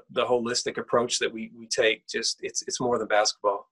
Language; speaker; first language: English; native; English